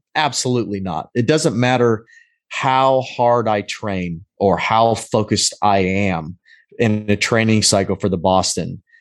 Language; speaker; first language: English; native; English